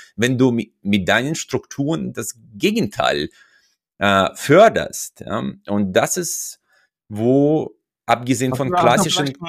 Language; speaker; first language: German; non-native, fluent; Russian